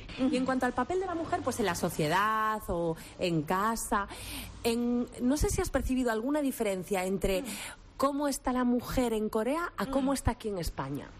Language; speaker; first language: Spanish; non-native, learner; Korean